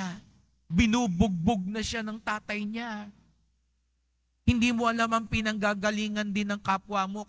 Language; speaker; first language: Filipino; native; Filipino